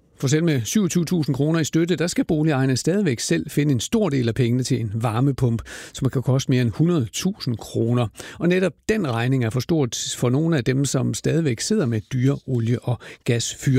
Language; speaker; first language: Danish; native; Danish